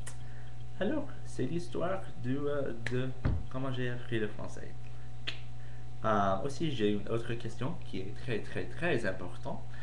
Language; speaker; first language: French; non-native, fluent; English